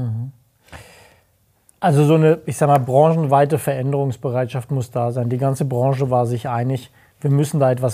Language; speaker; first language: German; native; German